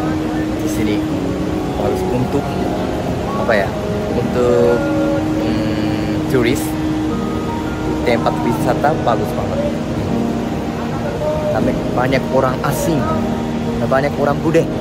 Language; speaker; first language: Indonesian; non-native, fluent; Japanese